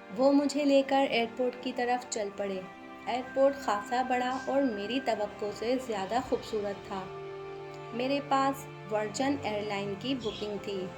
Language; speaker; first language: Urdu; non-native, local second language; Pahari-Potwari